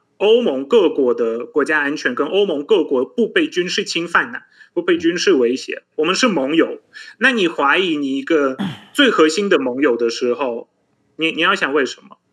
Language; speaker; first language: Chinese; non-native, fluent; Polish